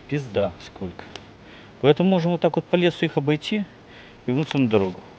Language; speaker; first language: Russian; non-native, local second language; Ukrainian